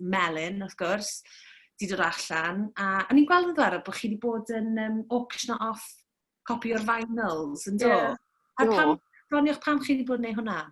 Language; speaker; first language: Welsh; native; Welsh